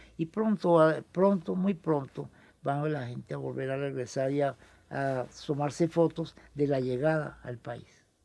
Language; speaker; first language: Spanish; native; Spanish